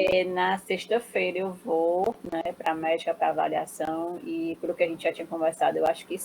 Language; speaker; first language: Portuguese; native; Portuguese